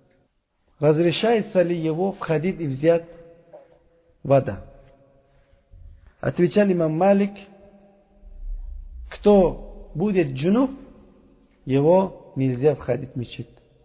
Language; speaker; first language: Russian; non-native, local second language; Uzbek